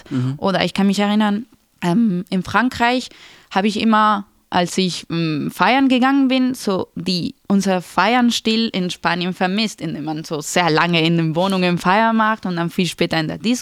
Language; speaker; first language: German; non-native, fluent; Spanish